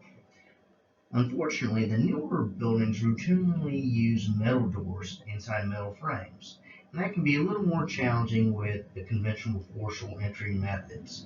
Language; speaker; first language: English; native; English